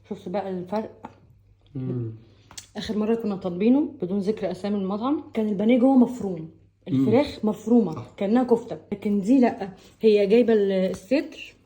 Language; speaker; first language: Arabic; native; Arabic